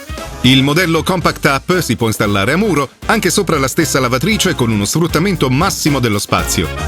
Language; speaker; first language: Italian; native; Italian